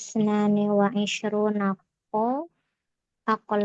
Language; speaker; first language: Arabic; non-native, learner; Indonesian